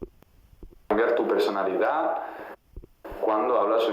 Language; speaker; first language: Spanish; non-native, fluent; Italian